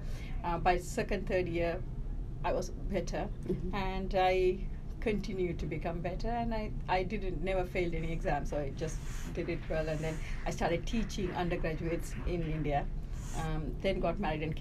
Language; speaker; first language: English; early bilingual, other home language; Tamil